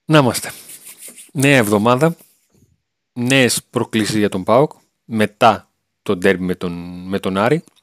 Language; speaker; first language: Greek; native; Greek